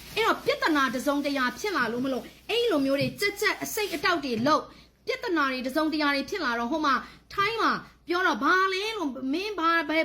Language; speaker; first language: Burmese; non-native, local second language; S'gaw Karen